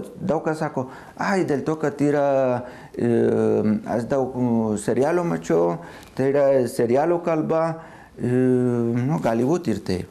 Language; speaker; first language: Lithuanian; non-native, fluent; Spanish